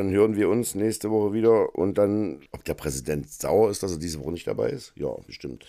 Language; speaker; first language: German; native; German